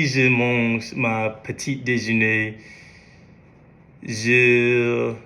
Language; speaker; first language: French; non-native, learner; English